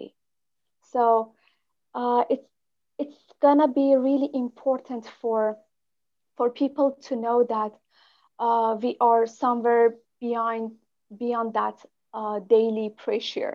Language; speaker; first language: English; non-native, fluent; Persian